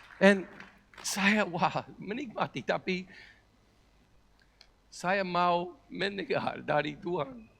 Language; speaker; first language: Indonesian; non-native, learner; English